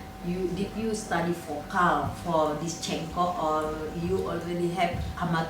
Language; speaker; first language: English; non-native, local second language; Indonesian